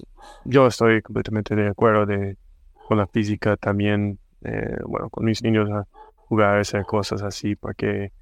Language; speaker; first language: Spanish; non-native, fluent; English